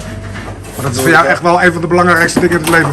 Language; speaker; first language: Dutch; native; Dutch